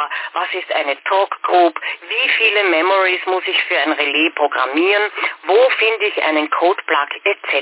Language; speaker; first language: German; native; German